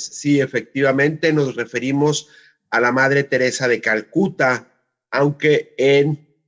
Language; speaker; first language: Spanish; native; Spanish